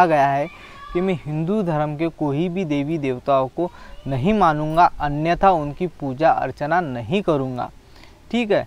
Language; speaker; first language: Hindi; non-native, local second language; Marathi